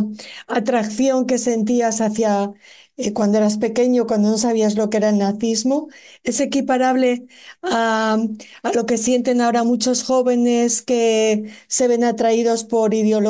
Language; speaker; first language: Spanish; native; Spanish